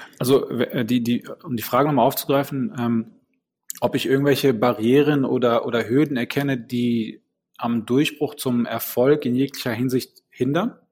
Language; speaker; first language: German; early bilingual, other home language; Bosnian